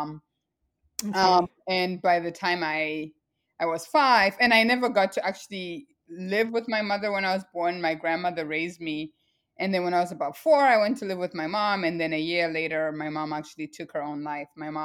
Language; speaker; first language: English; non-native, local second language; Shona